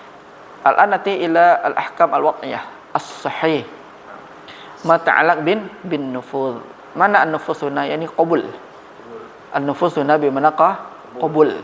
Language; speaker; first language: Arabic; non-native, fluent; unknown